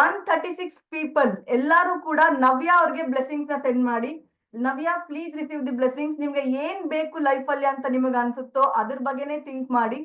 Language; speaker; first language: Kannada; native; Kannada